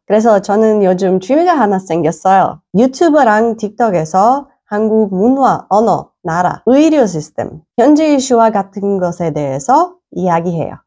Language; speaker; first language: Korean; non-native, fluent; Bulgarian